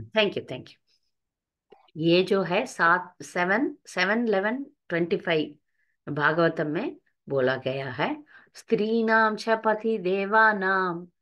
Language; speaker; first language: Hindi; non-native, local second language; Tamil